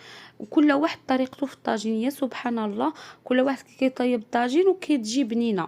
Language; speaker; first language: Arabic; native; Arabic